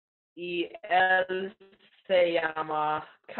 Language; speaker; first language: Spanish; non-native, learner; English